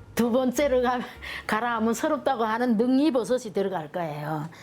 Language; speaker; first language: Korean; native; Korean